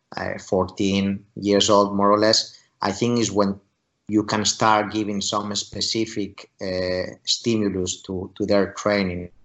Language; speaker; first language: English; non-native, fluent; Spanish